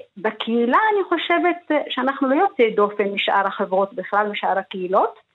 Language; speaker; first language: Hebrew; early bilingual, other home language; Amharic